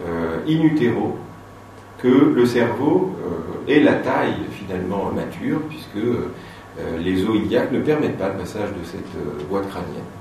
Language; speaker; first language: French; native; French